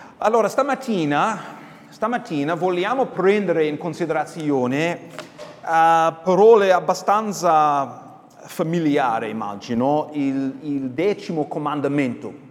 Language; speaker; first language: Italian; non-native, fluent; English